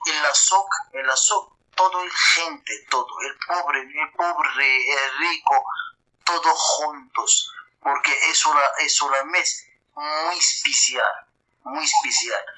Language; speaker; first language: Spanish; non-native, learner; Arabic